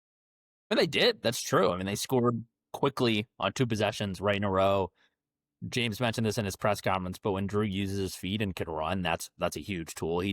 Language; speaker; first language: English; native; English